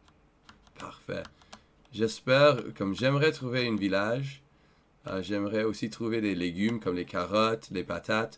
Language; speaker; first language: French; non-native, learner; English